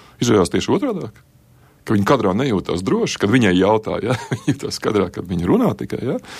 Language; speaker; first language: Latvian; native; Latvian